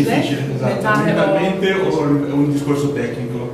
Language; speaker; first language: Italian; native; Italian